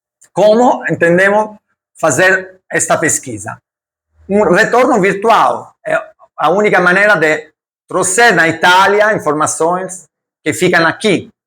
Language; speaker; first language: Portuguese; non-native, learner; Italian